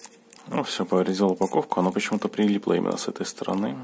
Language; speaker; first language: Russian; native; Russian